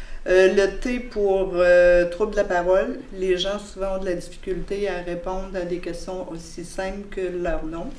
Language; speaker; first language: French; native; French